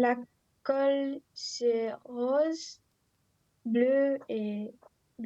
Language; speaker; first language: French; non-native, learner; Romanian